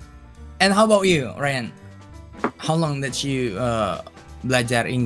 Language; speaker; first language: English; non-native, learner; Indonesian